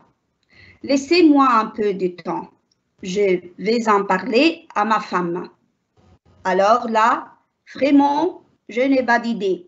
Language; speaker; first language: French; non-native, learner; Arabic